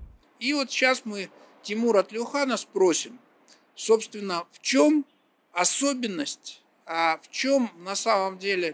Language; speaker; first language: Russian; native; Russian